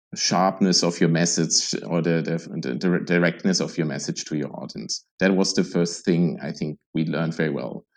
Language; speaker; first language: English; non-native, fluent; German